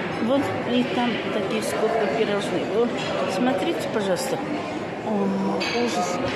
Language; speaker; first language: Russian; non-native, local second language; Tatar